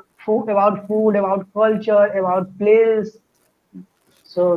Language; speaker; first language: English; non-native, learner; Hindi